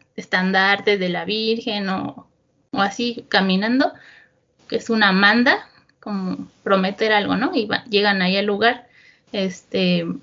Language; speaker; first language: Spanish; native; Spanish